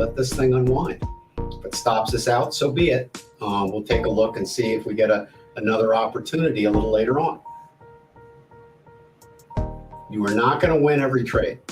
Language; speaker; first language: English; native; English